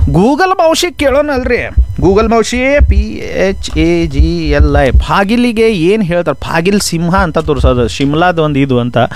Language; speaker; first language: Kannada; non-native, local second language; Marathi